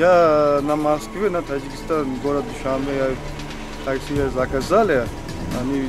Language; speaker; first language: Russian; non-native, learner; Tajik